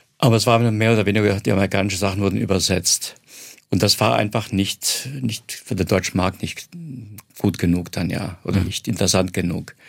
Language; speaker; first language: German; non-native, fluent; Croatian